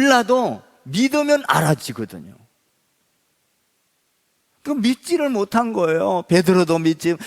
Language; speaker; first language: Korean; native; Korean